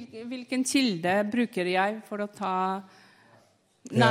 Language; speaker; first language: Norwegian; non-native, fluent; Polish